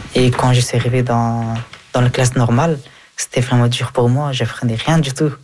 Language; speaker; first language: French; non-native, fluent; Persian